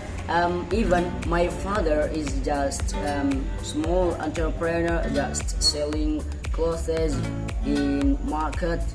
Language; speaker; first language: English; non-native, learner; Indonesian